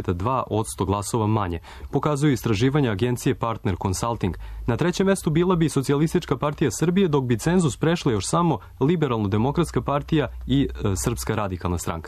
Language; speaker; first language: Croatian; native; Croatian